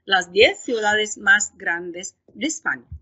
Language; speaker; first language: Spanish; non-native, fluent; Arabic